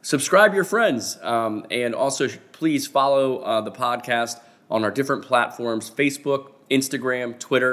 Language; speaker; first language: English; native; English